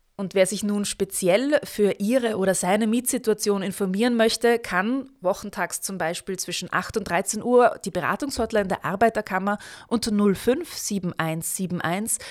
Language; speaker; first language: German; native; German